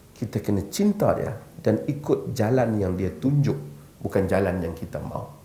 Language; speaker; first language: Malay; native; Malay